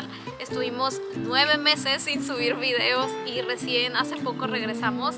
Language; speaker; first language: Spanish; native; Spanish